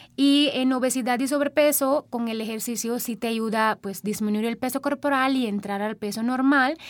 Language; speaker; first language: Spanish; non-native, fluent; Sinhala